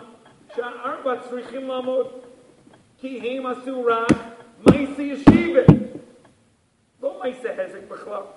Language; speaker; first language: Hebrew; non-native, fluent; English